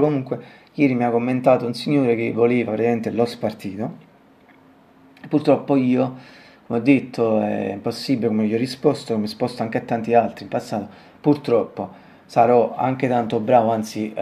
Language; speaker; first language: Italian; native; Italian